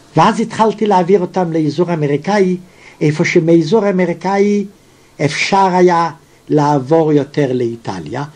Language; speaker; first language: Hebrew; non-native, fluent; Yiddish